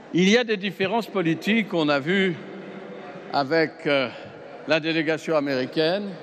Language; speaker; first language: French; native; French